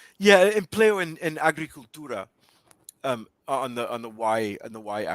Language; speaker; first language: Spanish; non-native, learner; English